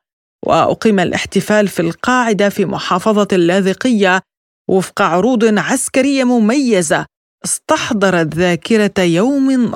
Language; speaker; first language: Arabic; native; Arabic